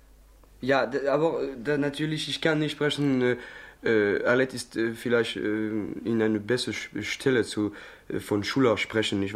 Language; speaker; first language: German; non-native, learner; French